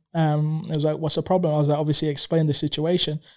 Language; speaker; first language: English; non-native, local second language; Swahili